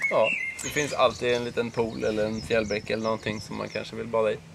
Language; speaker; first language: Swedish; native; Swedish